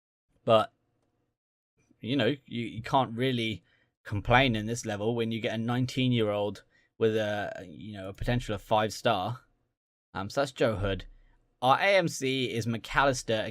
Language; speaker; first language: English; native; English